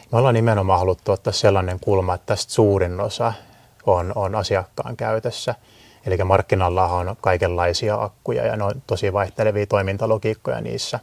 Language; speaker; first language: Finnish; native; Finnish